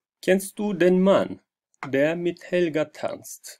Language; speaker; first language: German; non-native, fluent; Turkish